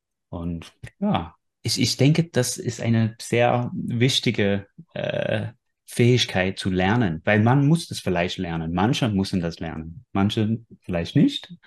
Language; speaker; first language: German; non-native, fluent; English